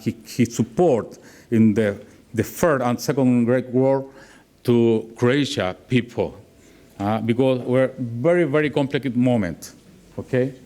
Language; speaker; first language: English; non-native, learner; Spanish